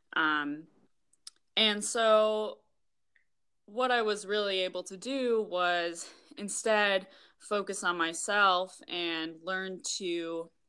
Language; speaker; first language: English; native; English